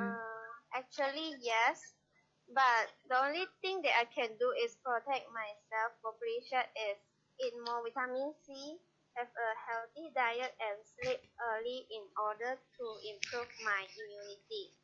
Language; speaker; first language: English; non-native, learner; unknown